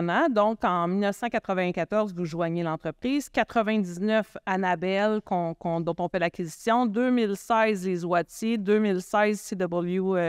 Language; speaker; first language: French; native; French